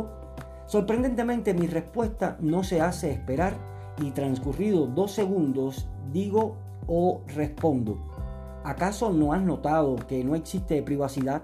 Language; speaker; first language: Spanish; native; Spanish